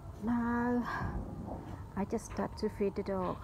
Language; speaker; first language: English; non-native, learner; Khmer